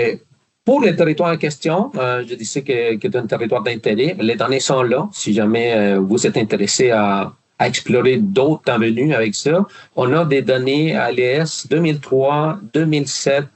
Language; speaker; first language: French; non-native, fluent; Spanish